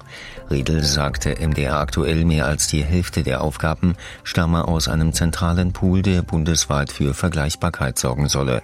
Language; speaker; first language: German; native; German